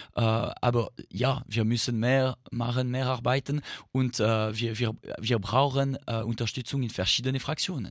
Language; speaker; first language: German; non-native, learner; French